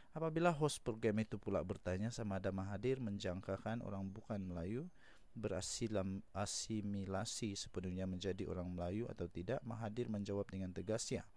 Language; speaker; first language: Malay; non-native, local second language; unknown